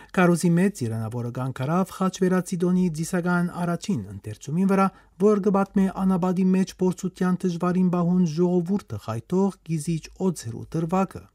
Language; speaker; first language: Armenian; early bilingual, heritage; Armenian